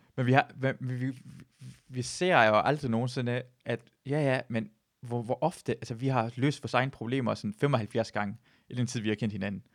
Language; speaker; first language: Danish; early bilingual, other home language; Persian